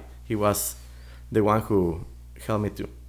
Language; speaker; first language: English; non-native, fluent; Spanish